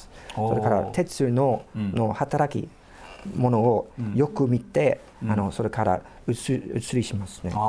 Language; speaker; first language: Japanese; non-native, fluent; English